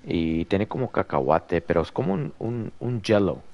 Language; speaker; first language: Spanish; early bilingual, heritage; Spanish